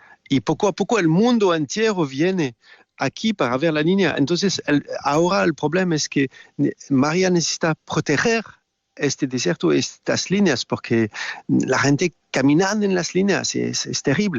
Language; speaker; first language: Spanish; non-native, fluent; French